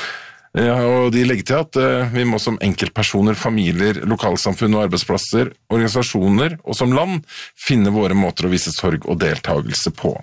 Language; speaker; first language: Norwegian; native; Norwegian